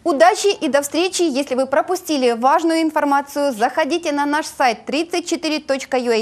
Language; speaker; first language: Russian; native; Russian